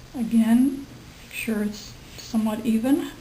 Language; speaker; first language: English; native; English